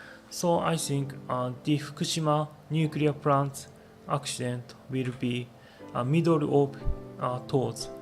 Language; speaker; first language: English; non-native, learner; Japanese